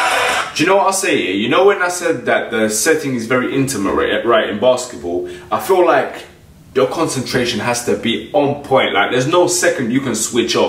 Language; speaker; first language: English; native; English